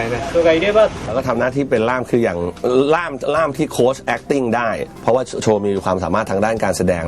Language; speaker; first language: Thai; native; Thai